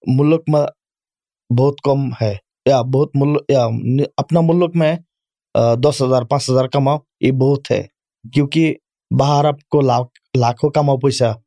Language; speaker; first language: Urdu; non-native, learner; Bangla